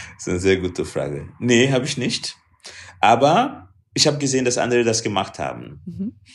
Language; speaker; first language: German; non-native, fluent; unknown